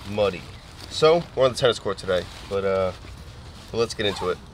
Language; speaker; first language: English; native; English